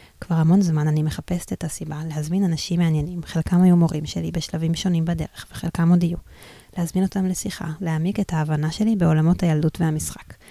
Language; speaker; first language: Hebrew; native; Hebrew